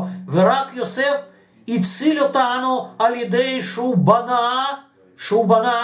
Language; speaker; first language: Hebrew; non-native, fluent; Russian